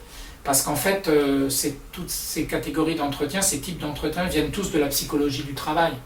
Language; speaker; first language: French; native; French